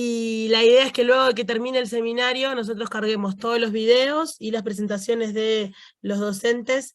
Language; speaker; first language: Spanish; native; Spanish